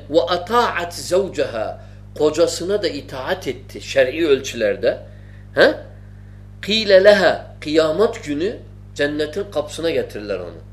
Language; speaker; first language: Turkish; non-native, fluent; Arabic